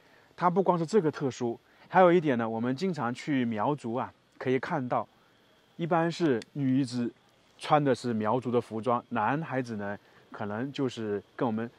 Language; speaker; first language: Chinese; native; Chinese